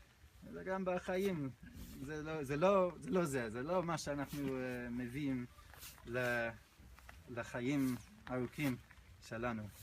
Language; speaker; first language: Hebrew; non-native, fluent; English